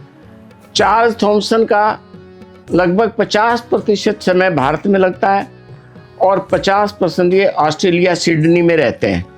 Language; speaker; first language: Hindi; native; Hindi